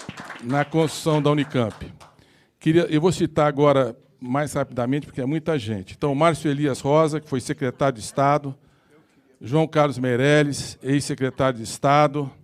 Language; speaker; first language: Portuguese; native; Portuguese